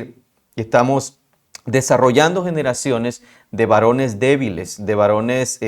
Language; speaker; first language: Spanish; native; Spanish